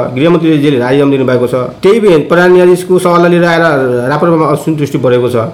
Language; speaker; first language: Nepali; non-native, local second language; Bhojpuri